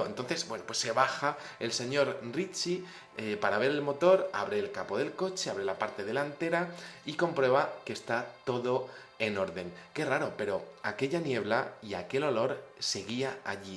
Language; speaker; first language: Spanish; native; Spanish